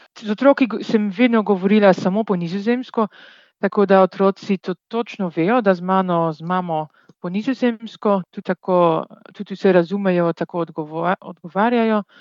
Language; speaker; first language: Slovenian; non-native, fluent; Dutch